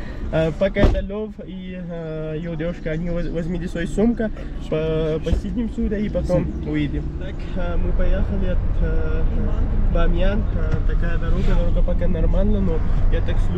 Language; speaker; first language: Russian; non-native, learner; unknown